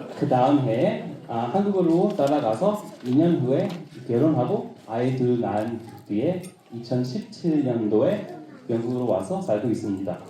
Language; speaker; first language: Korean; non-native, fluent; English